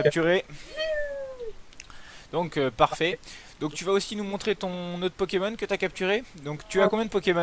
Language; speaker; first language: French; native; French